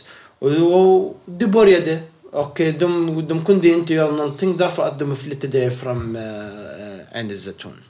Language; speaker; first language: Swedish; non-native, local second language; Arabic